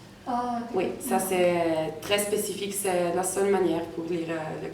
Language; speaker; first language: French; non-native, fluent; Italian